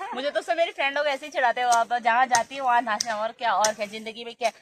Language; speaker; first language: Hindi; non-native, local second language; Garhwali